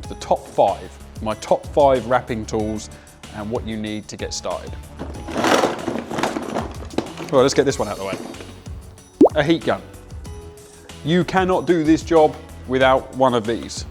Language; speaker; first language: English; native; English